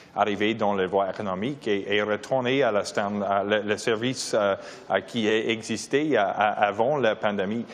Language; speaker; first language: French; non-native, local second language; English